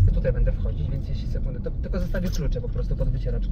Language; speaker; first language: Polish; native; Polish